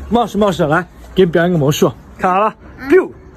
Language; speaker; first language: Chinese; native; Chinese